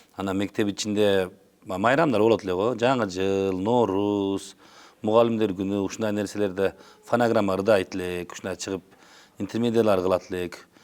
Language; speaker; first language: Kyrgyz; non-native, local second language; Uzbek